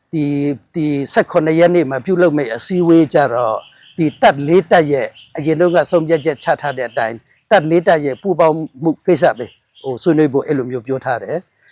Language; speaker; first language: Burmese; non-native, local second language; Mon